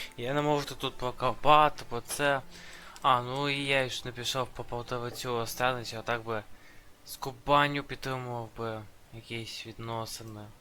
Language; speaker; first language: Ukrainian; non-native, local second language; Russian